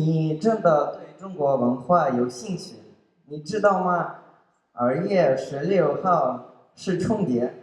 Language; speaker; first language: Chinese; non-native, learner; Russian